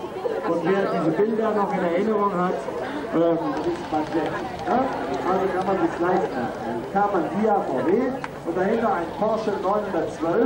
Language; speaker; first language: German; native; German